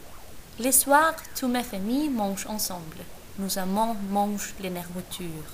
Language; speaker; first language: French; non-native, learner; Danish